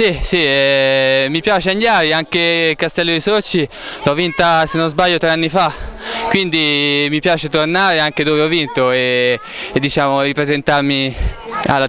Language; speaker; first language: Italian; native; Italian